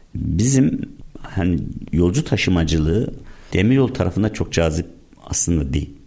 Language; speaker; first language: Turkish; native; Turkish